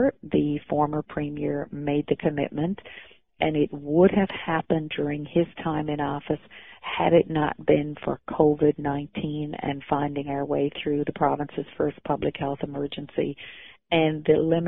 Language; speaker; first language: English; native; English